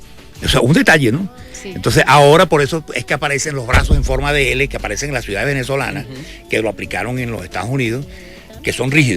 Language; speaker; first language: Spanish; native; Spanish